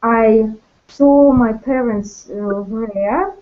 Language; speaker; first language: English; non-native, learner; Russian